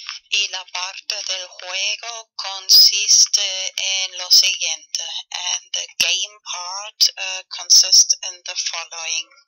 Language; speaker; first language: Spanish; non-native, learner; German